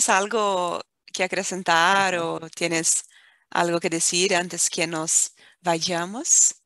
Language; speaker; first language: Spanish; non-native, fluent; Portuguese